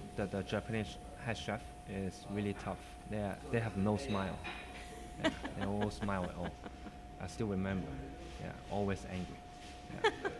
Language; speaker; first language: English; non-native, local second language; Cantonese